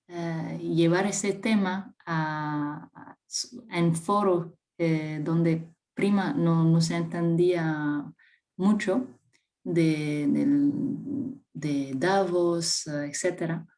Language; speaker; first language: Spanish; non-native, fluent; French